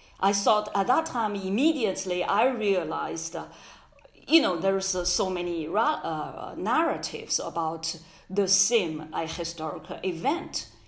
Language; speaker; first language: English; non-native, fluent; Chinese